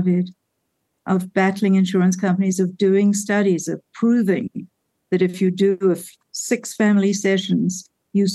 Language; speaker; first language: English; native; English